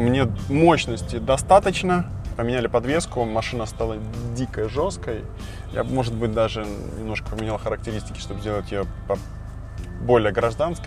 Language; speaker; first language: Russian; native; Russian